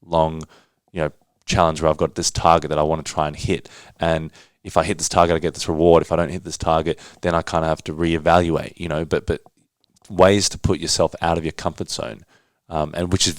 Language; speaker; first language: English; native; English